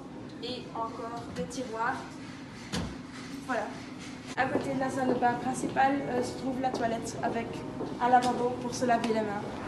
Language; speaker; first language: French; non-native, fluent; Dutch